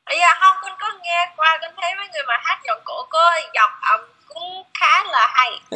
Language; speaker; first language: Vietnamese; early bilingual, heritage; Vietnamese